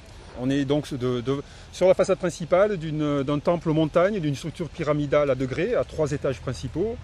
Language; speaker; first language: French; native; French